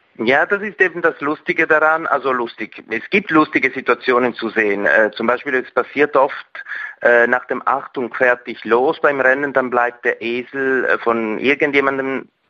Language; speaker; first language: German; non-native, local second language; Italian